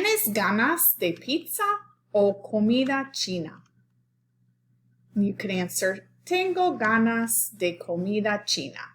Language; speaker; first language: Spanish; non-native, fluent; English